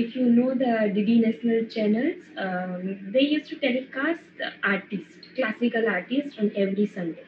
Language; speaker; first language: English; non-native, local second language; Gujarati